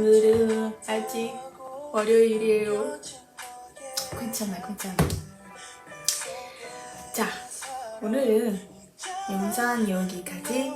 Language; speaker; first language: Korean; non-native, learner; Portuguese